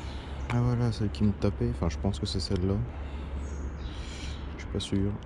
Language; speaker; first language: French; native; French